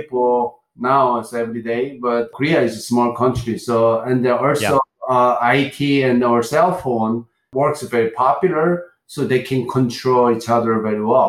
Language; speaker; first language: English; non-native, learner; Korean